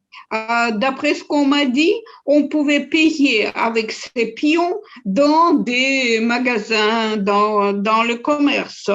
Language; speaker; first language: French; non-native, fluent; Russian